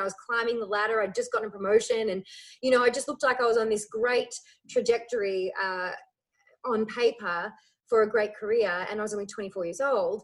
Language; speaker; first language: English; native; English